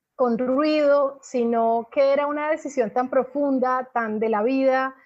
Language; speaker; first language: Spanish; native; Spanish